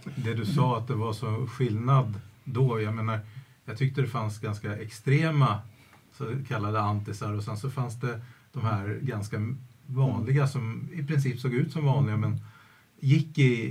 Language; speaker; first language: Swedish; native; Swedish